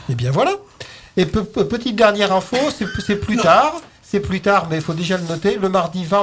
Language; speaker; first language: French; native; French